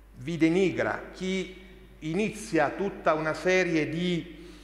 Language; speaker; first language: Italian; native; Italian